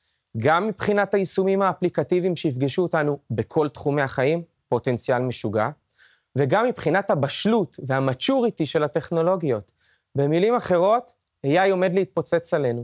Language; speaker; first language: Hebrew; native; Hebrew